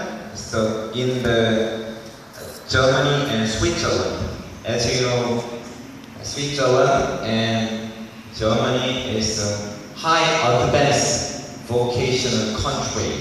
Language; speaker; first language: English; non-native, learner; Korean